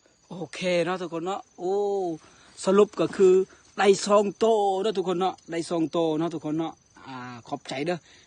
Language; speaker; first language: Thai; non-native, local second language; Northeastern Thai